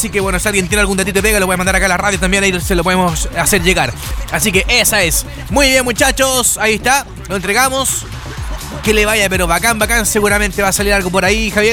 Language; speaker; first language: Spanish; native; Spanish